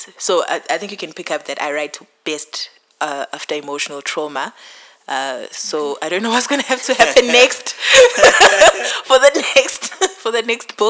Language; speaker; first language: English; non-native, local second language; Zulu